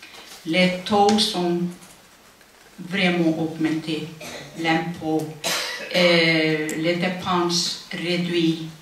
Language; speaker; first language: French; non-native, fluent; Icelandic